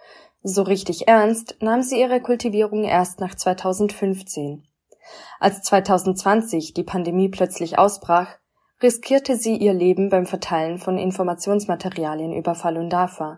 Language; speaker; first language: German; native; German